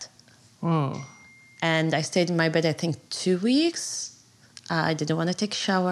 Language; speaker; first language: English; non-native, fluent; Arabic